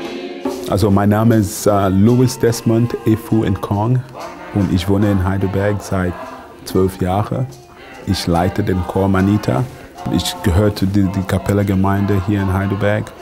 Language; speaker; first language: German; non-native, fluent; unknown